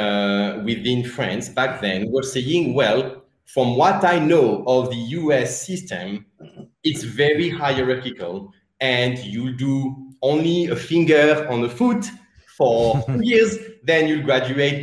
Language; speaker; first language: English; non-native, fluent; French